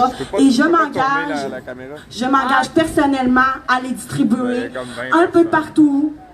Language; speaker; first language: French; native; French